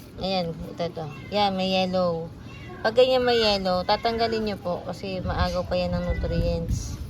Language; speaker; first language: Filipino; native; Filipino